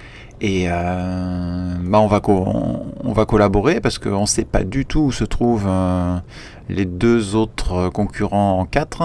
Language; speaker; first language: French; native; French